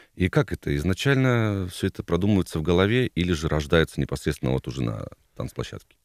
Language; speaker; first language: Russian; native; Russian